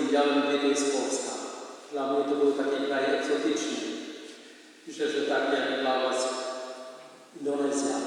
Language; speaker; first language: Polish; non-native, fluent; Indonesian